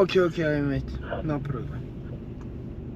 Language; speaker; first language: English; non-native, learner; Turkish